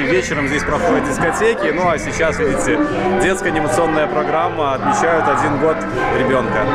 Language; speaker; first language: Russian; native; Russian